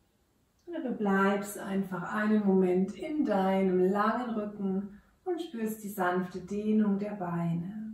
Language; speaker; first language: German; native; German